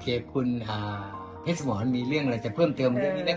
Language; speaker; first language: Thai; native; Thai